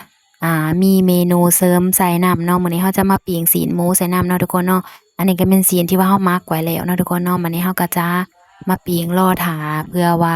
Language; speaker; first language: Thai; non-native, local second language; Lao